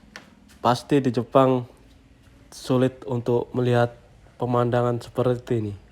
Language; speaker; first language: Indonesian; non-native, fluent; Japanese